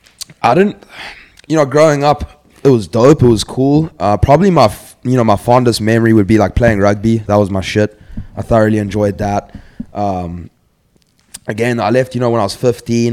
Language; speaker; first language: English; native; English